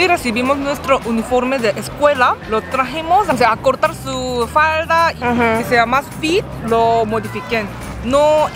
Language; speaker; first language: Spanish; non-native, learner; Korean